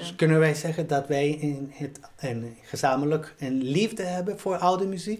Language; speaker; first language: Dutch; non-native, fluent; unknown